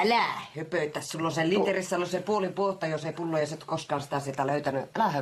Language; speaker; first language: Finnish; native; Finnish